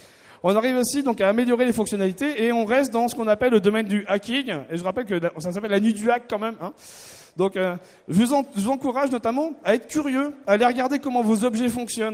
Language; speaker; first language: French; native; French